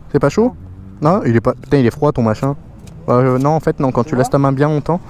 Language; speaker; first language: French; native; French